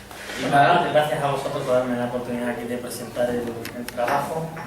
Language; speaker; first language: Spanish; native; Spanish